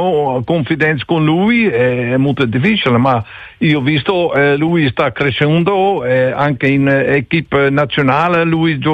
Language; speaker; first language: Italian; non-native, learner; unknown